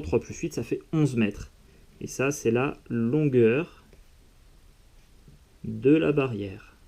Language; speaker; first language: French; native; French